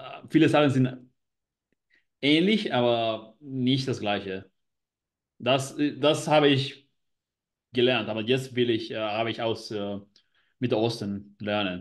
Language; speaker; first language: German; non-native, learner; Spanish